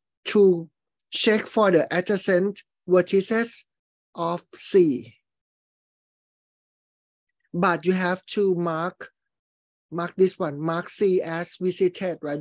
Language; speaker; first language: English; non-native, fluent; Thai